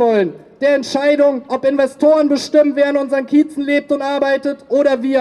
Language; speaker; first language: German; native; German